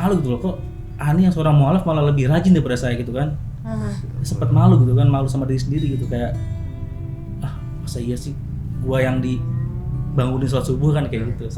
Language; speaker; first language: Indonesian; native; Indonesian